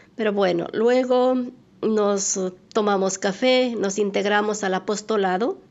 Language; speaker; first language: Spanish; native; Spanish